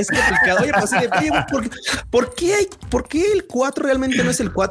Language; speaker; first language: Spanish; native; Spanish